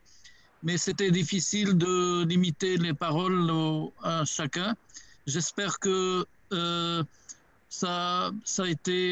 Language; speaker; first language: French; non-native, local second language; Arabic